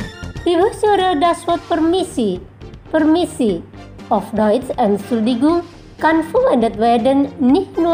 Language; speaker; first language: German; non-native, fluent; Indonesian